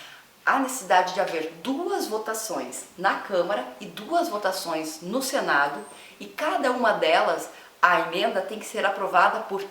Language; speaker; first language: Portuguese; native; Portuguese